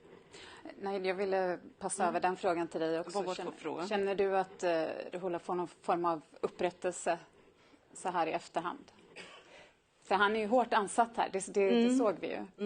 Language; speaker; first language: Swedish; native; Swedish